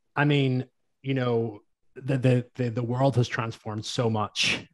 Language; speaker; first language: English; native; English